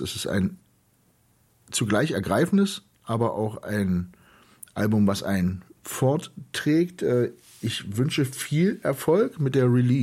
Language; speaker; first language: German; native; German